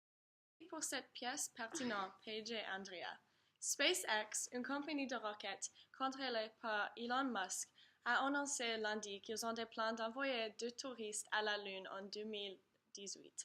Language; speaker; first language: French; non-native, learner; English